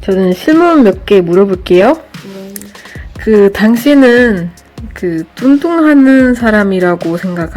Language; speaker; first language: Korean; non-native, learner; Spanish